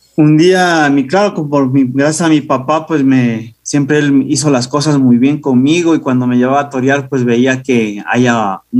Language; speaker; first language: Spanish; native; Spanish